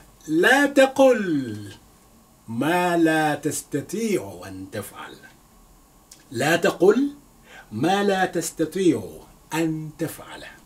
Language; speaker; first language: Arabic; non-native, fluent; Yoruba